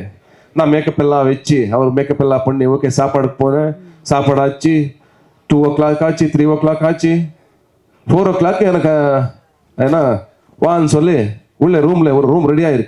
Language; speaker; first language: Tamil; non-native, local second language; Kannada